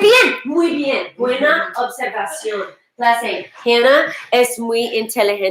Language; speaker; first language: Spanish; non-native, fluent; English